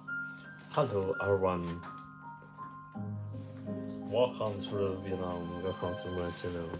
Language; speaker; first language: English; non-native, learner; Vietnamese